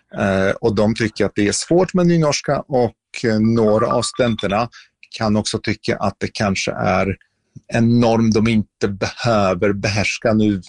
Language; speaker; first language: Swedish; non-native, fluent; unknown